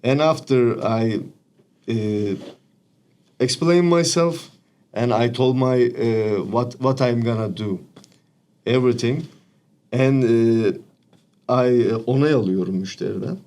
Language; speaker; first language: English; non-native, learner; Turkish